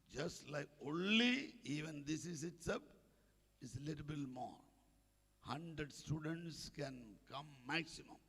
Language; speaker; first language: English; non-native, local second language; Malayalam